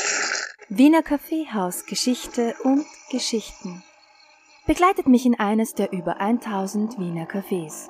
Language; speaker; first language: German; native; German